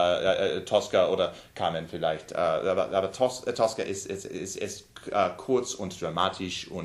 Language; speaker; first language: German; non-native, learner; English